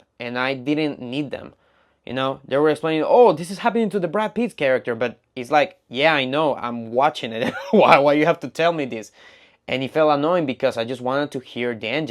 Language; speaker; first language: English; non-native, fluent; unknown